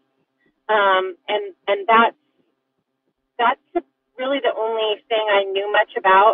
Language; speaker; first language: English; native; English